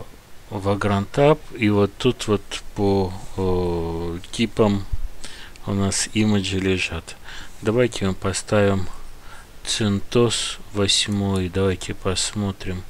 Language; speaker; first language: Russian; native; Russian